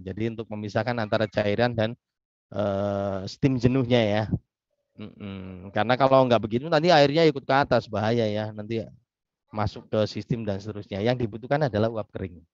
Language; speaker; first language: Indonesian; native; Indonesian